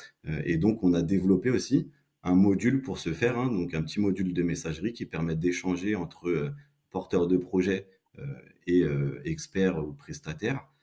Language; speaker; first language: French; native; French